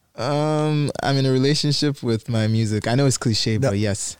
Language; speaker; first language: English; non-native, local second language; Igbo